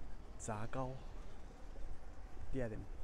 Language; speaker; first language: Vietnamese; non-native, learner; Japanese